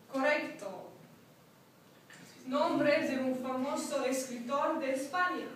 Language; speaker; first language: Spanish; non-native, learner; Swedish